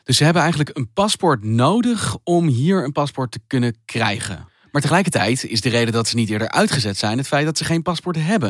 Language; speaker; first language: Dutch; native; Dutch